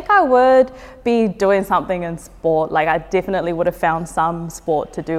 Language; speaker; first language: English; native; English